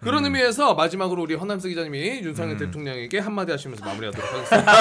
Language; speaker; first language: Korean; native; Korean